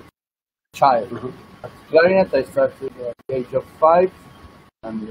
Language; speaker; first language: English; non-native, learner; Italian